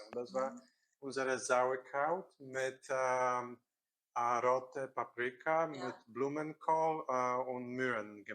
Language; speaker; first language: German; non-native, learner; Korean